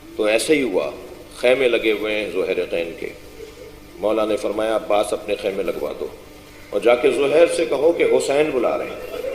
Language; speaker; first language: Urdu; non-native, local second language; Sindhi